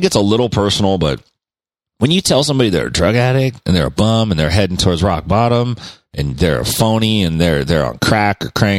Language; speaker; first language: English; native; English